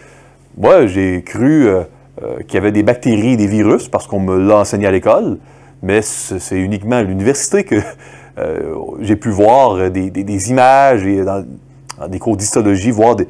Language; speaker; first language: French; native; French